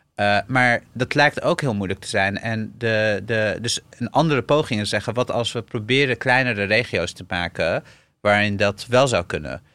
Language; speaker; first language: Dutch; early bilingual, other home language; Arabic